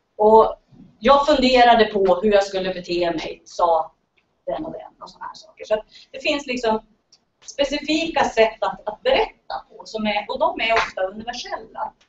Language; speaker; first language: Swedish; native; Swedish